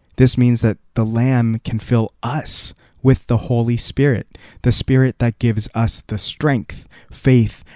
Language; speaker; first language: English; early bilingual, other home language; Korean